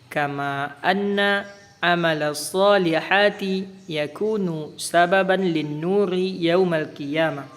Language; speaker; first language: Arabic; non-native, fluent; Indonesian